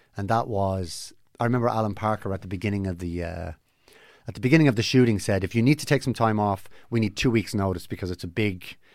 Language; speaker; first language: English; native; English